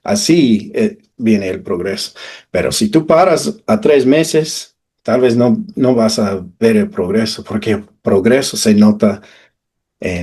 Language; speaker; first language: Spanish; non-native, fluent; English